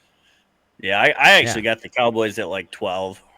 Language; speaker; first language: English; native; English